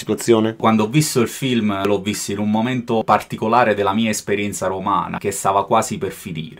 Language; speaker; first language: Italian; native; Italian